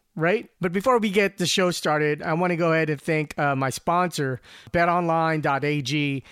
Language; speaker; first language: English; non-native, local second language; Filipino